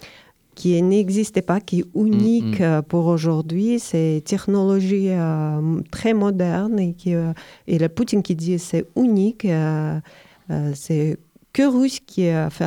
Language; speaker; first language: French; non-native, learner; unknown